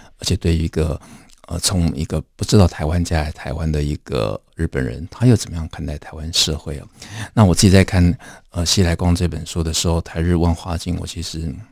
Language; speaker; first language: Chinese; native; Chinese